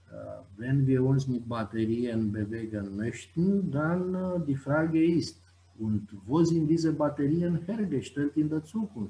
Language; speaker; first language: German; non-native, fluent; Romanian